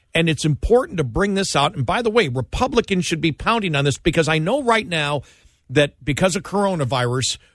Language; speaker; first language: English; native; English